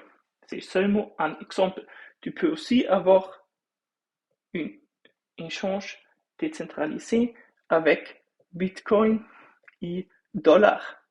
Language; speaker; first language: French; non-native, fluent; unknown